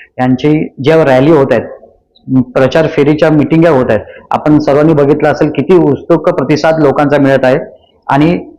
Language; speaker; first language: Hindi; non-native, local second language; Marathi